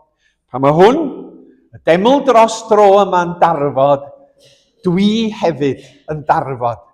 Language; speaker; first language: Welsh; native; Welsh